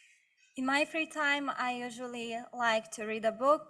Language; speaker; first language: English; non-native, learner; Bosnian